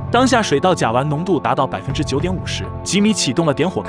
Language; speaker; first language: Chinese; native; Chinese